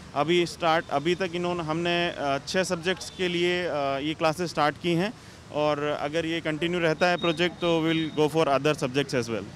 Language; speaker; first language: Hindi; native; Hindi